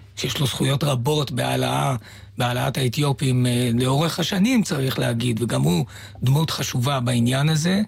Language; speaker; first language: Hebrew; native; Hebrew